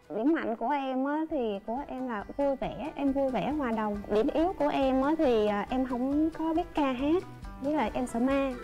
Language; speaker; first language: Vietnamese; native; Vietnamese